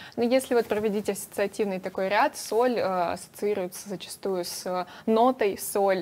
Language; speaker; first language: Russian; native; Russian